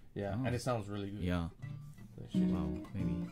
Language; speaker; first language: English; non-native, fluent; Japanese